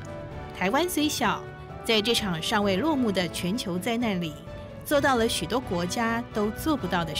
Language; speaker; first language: Chinese; native; Chinese